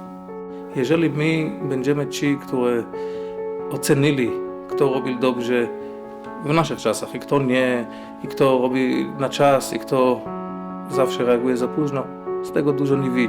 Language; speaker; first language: Polish; non-native, fluent; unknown